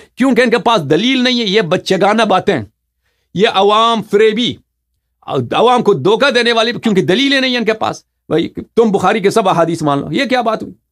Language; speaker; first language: Hindi; non-native, fluent; Persian